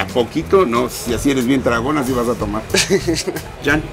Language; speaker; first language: Spanish; native; Spanish